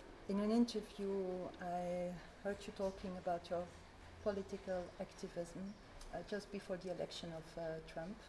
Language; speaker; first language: English; non-native, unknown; French